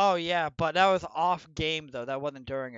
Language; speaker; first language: English; native; English